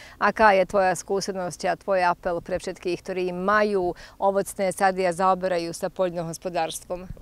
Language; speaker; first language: Slovak; native; Slovak